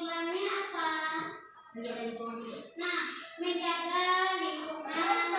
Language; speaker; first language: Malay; non-native, local second language; Minangkabau